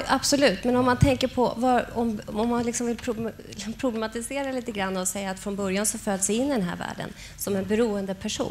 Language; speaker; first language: Swedish; native; Swedish